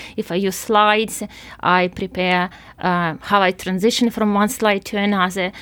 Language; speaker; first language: English; non-native, fluent; Ukrainian